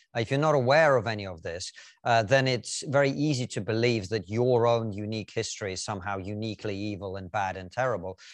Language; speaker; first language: English; non-native, fluent; Russian